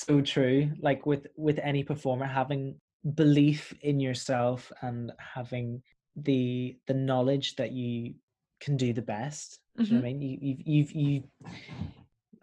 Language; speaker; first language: English; native; English